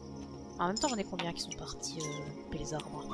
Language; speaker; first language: French; native; French